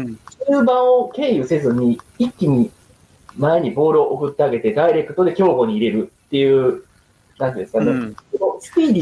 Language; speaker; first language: Japanese; native; Japanese